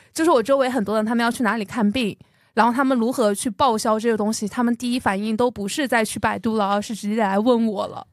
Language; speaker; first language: Chinese; native; Chinese